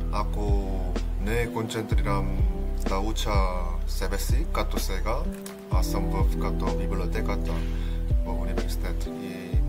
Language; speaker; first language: Bulgarian; non-native, learner; Korean